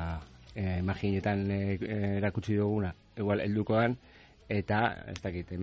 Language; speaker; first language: Basque; native; Basque